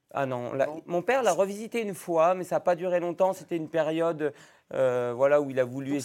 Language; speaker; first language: French; native; French